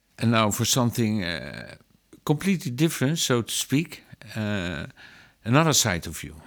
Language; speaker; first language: English; non-native, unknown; Dutch